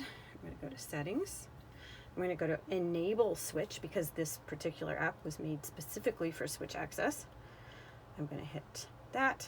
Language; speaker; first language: English; native; English